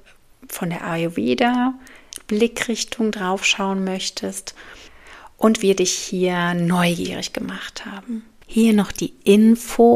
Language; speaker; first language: German; native; German